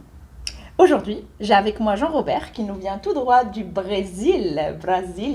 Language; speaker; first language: French; native; French